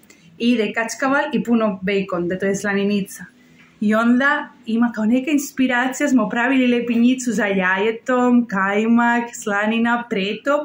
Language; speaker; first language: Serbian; non-native, learner; Spanish